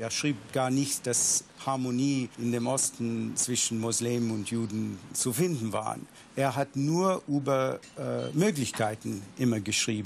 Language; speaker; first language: German; non-native, fluent; English